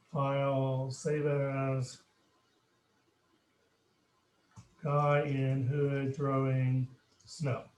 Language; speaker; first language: English; native; English